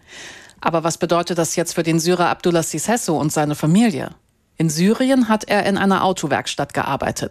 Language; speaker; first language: German; native; German